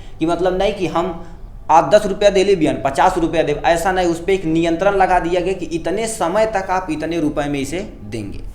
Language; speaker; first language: Hindi; native; Hindi